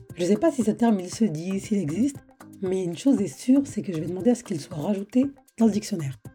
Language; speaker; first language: French; native; French